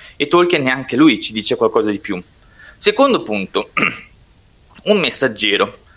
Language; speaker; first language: Italian; non-native, local second language; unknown